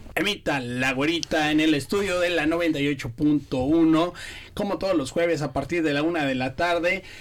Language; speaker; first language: Spanish; native; Spanish